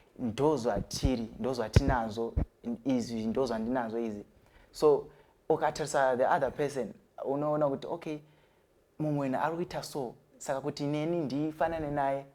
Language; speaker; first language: Shona; non-native, local second language; North Ndebele